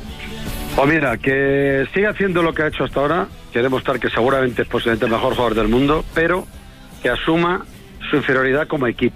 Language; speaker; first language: Spanish; native; Spanish